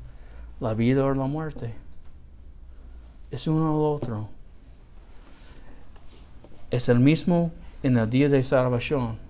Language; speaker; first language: Spanish; non-native, learner; English